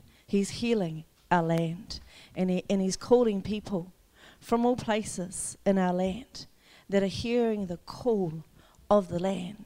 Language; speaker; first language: English; native; English